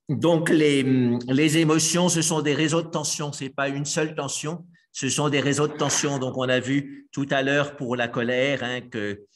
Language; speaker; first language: French; native; French